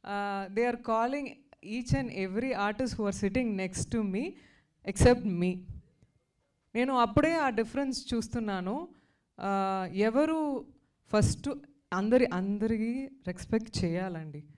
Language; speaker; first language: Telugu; non-native, fluent; Tamil